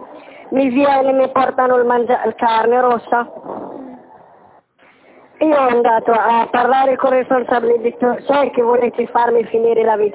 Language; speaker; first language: Italian; non-native, learner; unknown